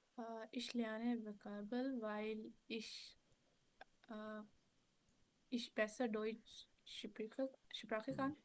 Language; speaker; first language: German; non-native, learner; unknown